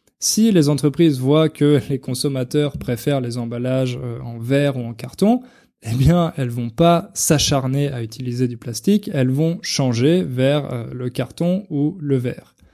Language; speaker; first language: French; native; French